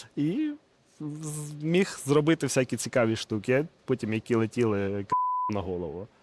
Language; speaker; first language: Ukrainian; non-native, local second language; Russian